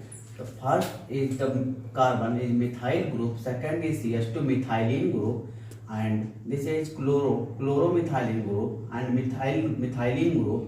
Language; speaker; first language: English; non-native, local second language; Hindi